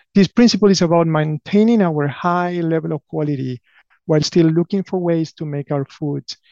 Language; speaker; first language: English; non-native, fluent; Spanish